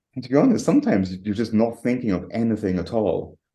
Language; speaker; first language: English; native; English